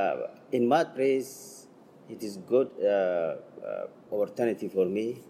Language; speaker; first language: English; non-native, learner; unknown